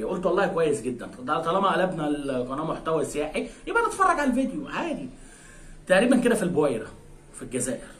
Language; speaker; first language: Arabic; native; Arabic